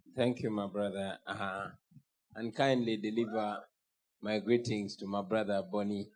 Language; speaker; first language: English; non-native, local second language; Ganda